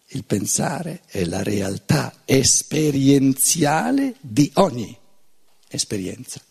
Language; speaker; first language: Italian; native; Italian